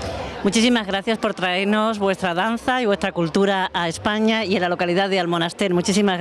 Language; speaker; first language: Spanish; native; Spanish